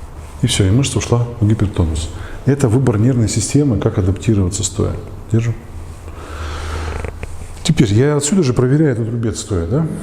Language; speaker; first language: Russian; native; Russian